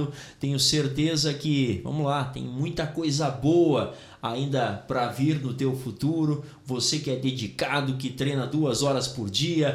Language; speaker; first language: Portuguese; native; Portuguese